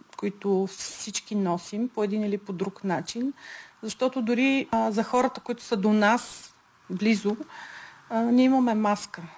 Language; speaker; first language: Bulgarian; native; Bulgarian